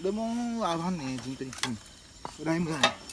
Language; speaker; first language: Japanese; native; Japanese